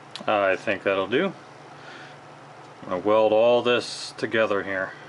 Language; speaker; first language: English; native; English